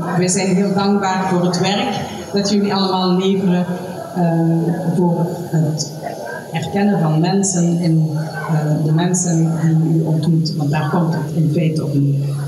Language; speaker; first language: Dutch; native; Dutch